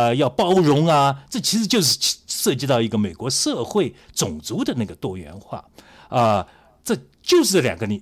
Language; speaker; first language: Chinese; native; Chinese